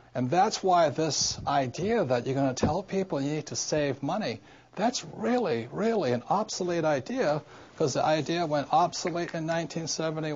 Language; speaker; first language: English; native; English